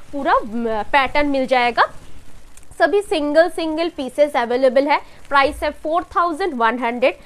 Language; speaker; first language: Hindi; non-native, local second language; Bangla